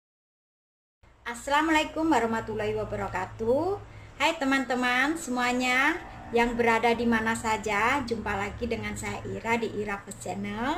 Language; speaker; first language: Indonesian; non-native, local second language; Javanese